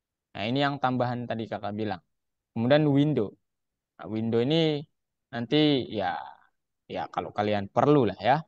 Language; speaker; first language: Indonesian; native; Indonesian